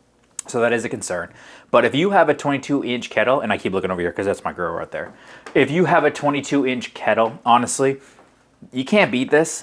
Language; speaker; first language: English; native; English